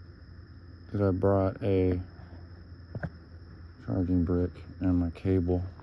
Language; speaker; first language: English; native; English